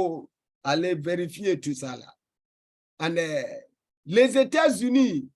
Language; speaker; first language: French; non-native, fluent; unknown